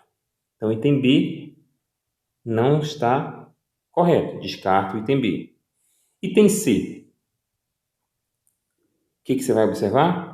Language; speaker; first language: Portuguese; native; Portuguese